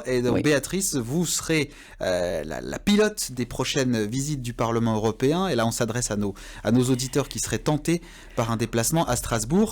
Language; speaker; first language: French; native; French